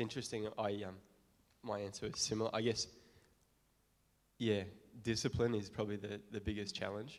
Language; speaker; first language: English; native; English